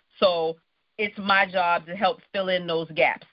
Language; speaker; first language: English; native; English